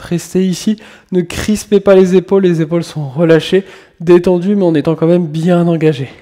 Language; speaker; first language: French; native; French